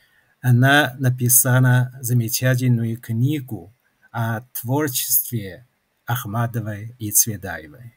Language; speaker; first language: Russian; non-native, fluent; Chinese